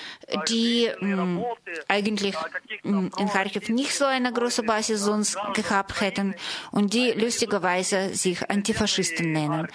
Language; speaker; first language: German; non-native, fluent; Russian